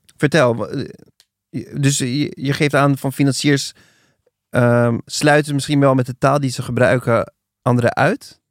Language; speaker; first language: Dutch; native; Dutch